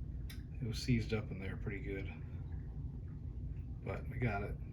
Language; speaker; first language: English; native; English